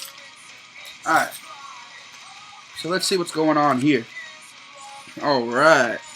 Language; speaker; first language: English; native; English